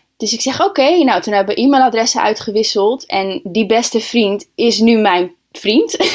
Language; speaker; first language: Dutch; early bilingual, other home language; Russian